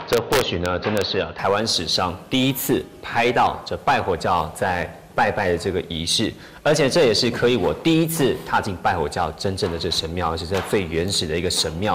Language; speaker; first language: Chinese; native; Chinese